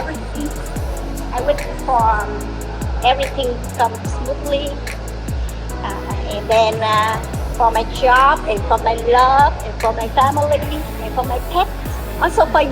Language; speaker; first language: English; non-native, learner; Vietnamese